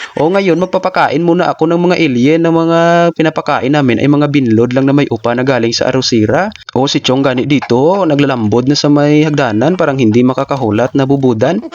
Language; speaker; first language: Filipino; non-native, local second language; Hiligaynon